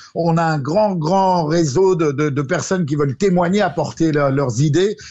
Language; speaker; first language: French; native; French